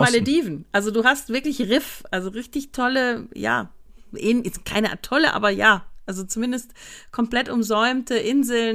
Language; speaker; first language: German; native; German